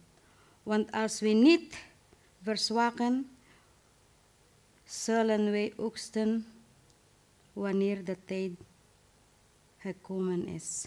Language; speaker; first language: Dutch; non-native, fluent; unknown